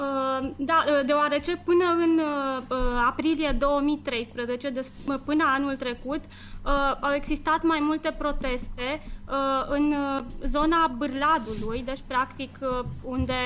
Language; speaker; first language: Romanian; native; Romanian